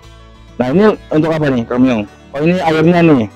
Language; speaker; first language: Indonesian; native; Indonesian